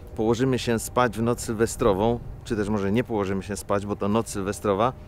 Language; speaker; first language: Polish; native; Polish